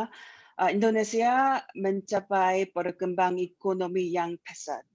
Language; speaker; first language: Indonesian; non-native, learner; Korean